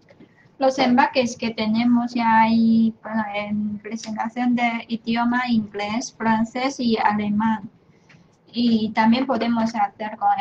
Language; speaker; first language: Spanish; non-native, fluent; Chinese